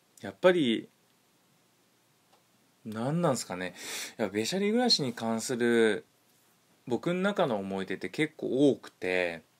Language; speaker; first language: Japanese; native; Japanese